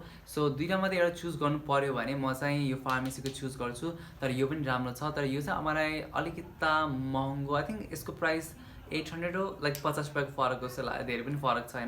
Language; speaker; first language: Nepali; native; Nepali